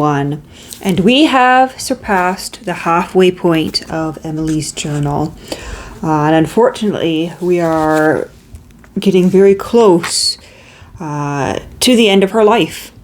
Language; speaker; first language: English; native; English